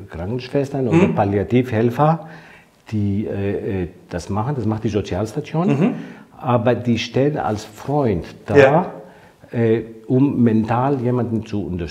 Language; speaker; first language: German; non-native, fluent; Greek